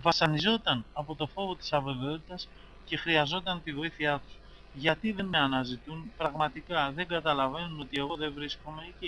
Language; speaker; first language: Greek; native; Greek